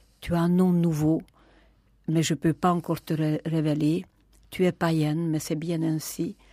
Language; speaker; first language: French; non-native, fluent; Hungarian